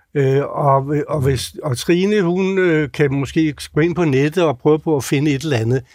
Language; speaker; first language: Danish; native; Danish